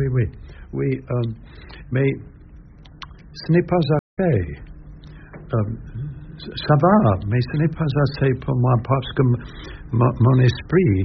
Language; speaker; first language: French; non-native, learner; English